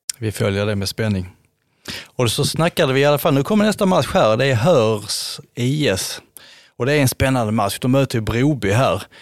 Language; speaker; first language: Swedish; native; Swedish